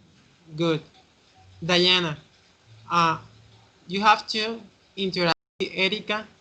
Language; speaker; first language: English; non-native, fluent; Spanish